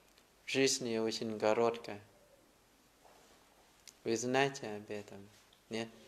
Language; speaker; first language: Russian; non-native, learner; Thai